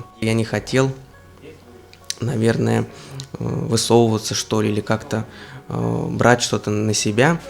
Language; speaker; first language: Russian; native; Russian